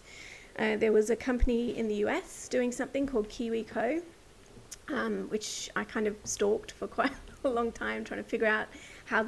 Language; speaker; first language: English; native; English